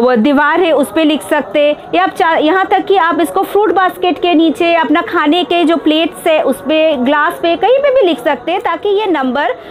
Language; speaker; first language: Hindi; non-native, local second language; Bangla